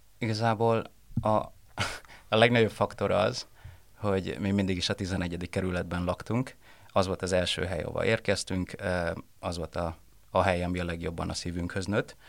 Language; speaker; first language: Hungarian; early bilingual, other home language; Vietnamese